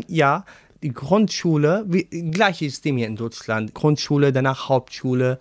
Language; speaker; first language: German; non-native, learner; Arabic